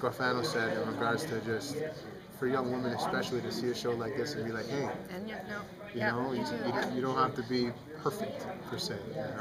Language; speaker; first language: English; native; English